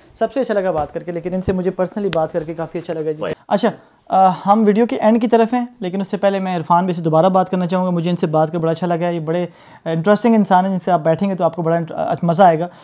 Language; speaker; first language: Urdu; native; Urdu